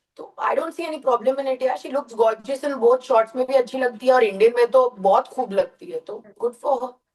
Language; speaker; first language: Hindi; early bilingual, heritage; Hindi